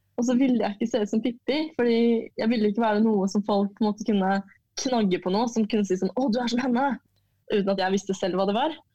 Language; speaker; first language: Norwegian; early bilingual, other home language; Chinese